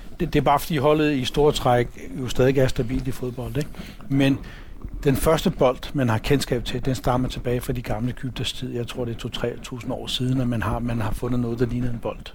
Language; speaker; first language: Danish; early bilingual, other home language; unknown